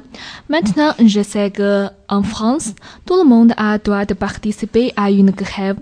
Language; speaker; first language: French; non-native, learner; Chinese